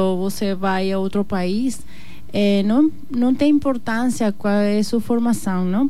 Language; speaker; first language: Portuguese; non-native, learner; Spanish